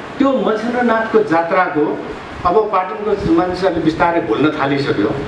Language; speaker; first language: Nepali; non-native, local second language; Newari